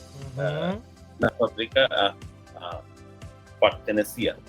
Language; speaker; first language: Spanish; non-native, learner; English